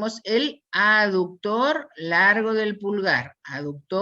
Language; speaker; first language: Spanish; native; Spanish